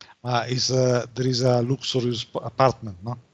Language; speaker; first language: English; non-native, learner; Italian